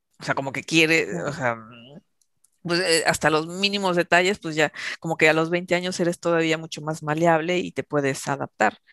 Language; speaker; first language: Spanish; native; Spanish